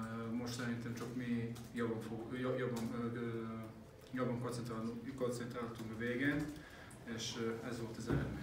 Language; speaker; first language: Hungarian; non-native, learner; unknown